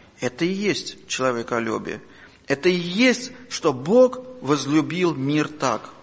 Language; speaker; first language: Russian; non-native, local second language; Armenian